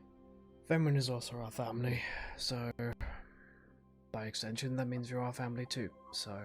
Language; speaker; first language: English; native; English